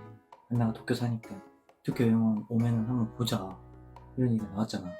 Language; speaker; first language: Korean; native; Korean